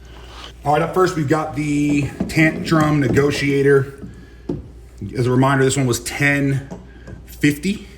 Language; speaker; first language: English; native; English